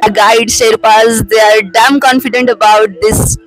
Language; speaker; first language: English; non-native, local second language; Marathi